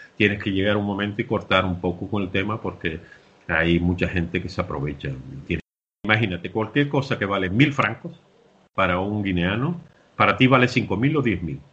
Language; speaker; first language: Spanish; native; Spanish